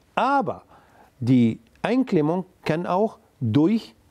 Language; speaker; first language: German; non-native, fluent; Arabic